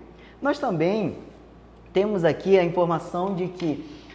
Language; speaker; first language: Portuguese; native; Portuguese